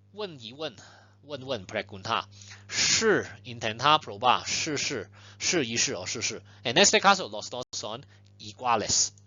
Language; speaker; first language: Spanish; non-native, fluent; Chinese